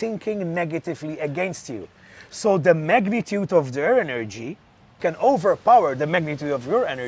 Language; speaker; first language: English; non-native, local second language; Maltese